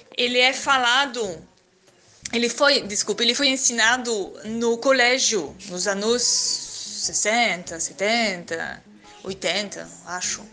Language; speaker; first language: Portuguese; non-native, fluent; French